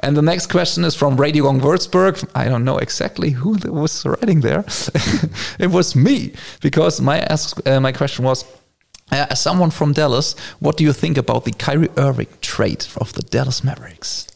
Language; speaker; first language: English; non-native, fluent; German